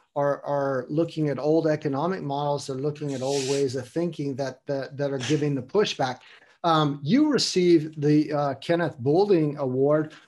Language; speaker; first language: English; native; English